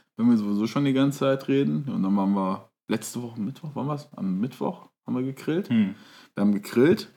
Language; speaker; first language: German; early bilingual, other home language; Turkish